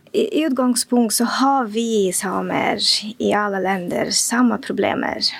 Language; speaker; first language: Norwegian; non-native, fluent; Russian